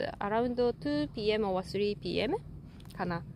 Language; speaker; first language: English; non-native, learner; Japanese